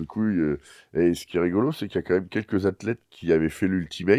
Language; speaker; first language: French; native; French